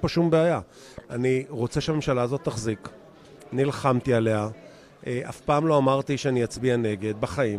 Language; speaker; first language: Hebrew; native; Hebrew